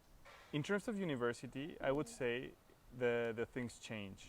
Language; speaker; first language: English; non-native, fluent; Spanish